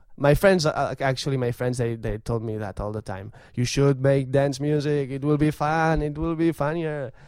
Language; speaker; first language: English; non-native, fluent; Catalan